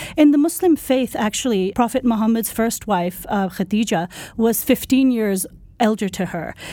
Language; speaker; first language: English; non-native, local second language; Urdu